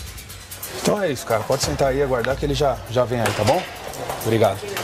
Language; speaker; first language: Portuguese; native; Portuguese